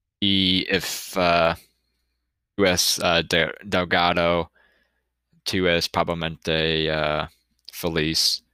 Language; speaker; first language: Spanish; non-native, learner; English